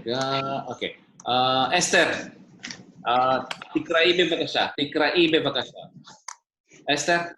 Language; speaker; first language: Hebrew; non-native, fluent; Indonesian